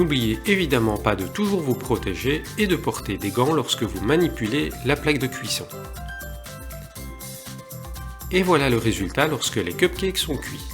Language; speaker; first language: French; native; French